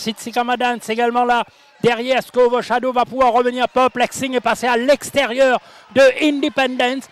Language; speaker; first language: French; non-native, local second language; Morisyen